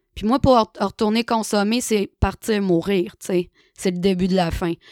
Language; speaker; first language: French; native; French